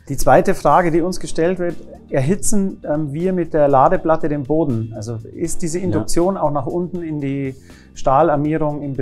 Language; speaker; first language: German; native; German